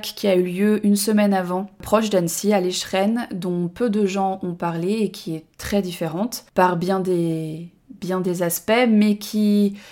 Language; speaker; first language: French; native; French